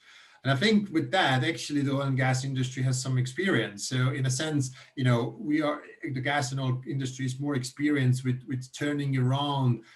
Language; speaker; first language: English; non-native, fluent; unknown